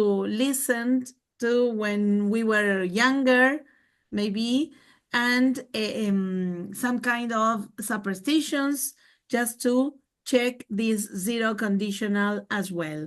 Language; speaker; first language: English; non-native, fluent; Spanish